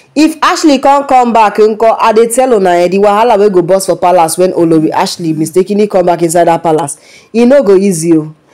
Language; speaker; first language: Nigerian Pidgin; non-native, local second language; Yoruba